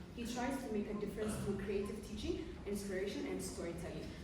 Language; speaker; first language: English; non-native, local second language; Amharic